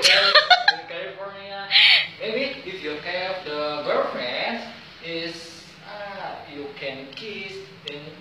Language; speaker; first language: English; non-native, learner; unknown